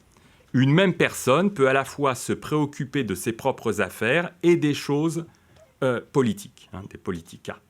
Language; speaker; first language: French; native; French